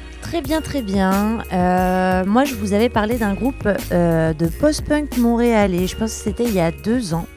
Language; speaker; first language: French; native; French